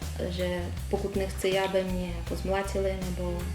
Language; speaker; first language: Czech; non-native, fluent; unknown